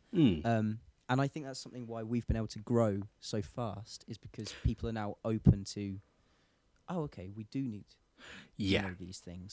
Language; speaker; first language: English; native; English